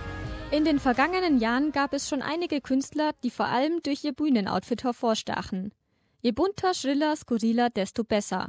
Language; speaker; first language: German; native; German